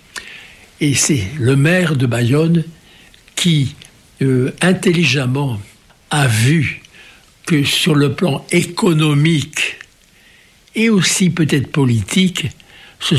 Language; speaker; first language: French; native; French